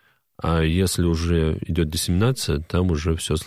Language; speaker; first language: Russian; native; Russian